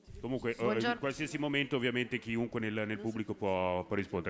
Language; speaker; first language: Italian; native; Italian